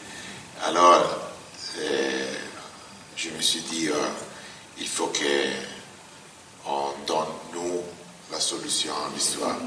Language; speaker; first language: French; non-native, fluent; Italian